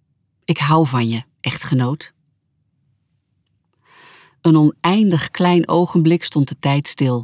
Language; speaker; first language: Dutch; native; Dutch